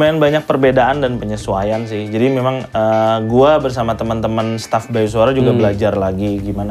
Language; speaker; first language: Indonesian; native; Indonesian